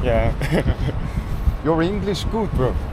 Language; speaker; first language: English; non-native, learner; Mongolian